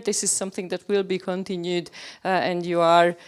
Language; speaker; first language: English; non-native, fluent; Hungarian